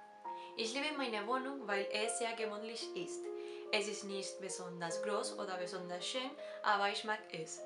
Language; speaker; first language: German; non-native, learner; Spanish